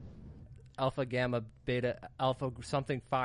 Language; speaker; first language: English; native; English